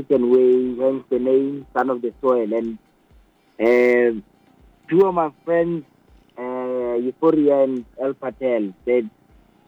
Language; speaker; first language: English; non-native, local second language; Southern Sotho